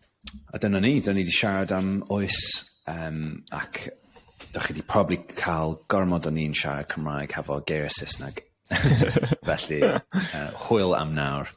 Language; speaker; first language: Welsh; non-native, local second language; English